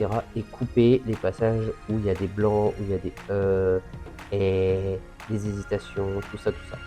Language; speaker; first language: French; native; French